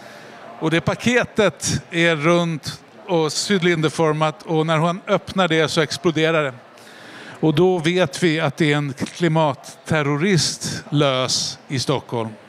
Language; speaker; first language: Swedish; native; Swedish